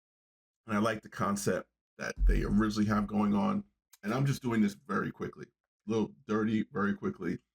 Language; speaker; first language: English; native; English